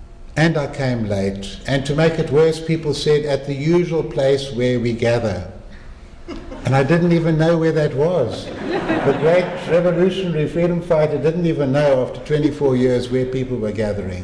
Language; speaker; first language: English; native; English